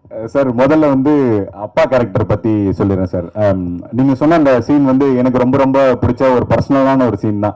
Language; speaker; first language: Tamil; native; Tamil